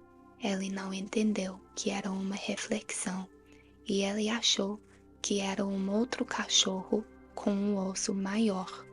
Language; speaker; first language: Portuguese; non-native, fluent; English